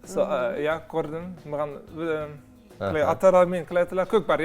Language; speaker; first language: Kazakh; non-native, learner; Dutch